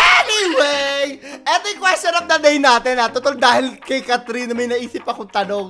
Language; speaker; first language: Filipino; native; Filipino